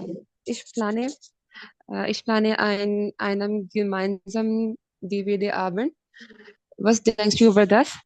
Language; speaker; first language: German; non-native, learner; Urdu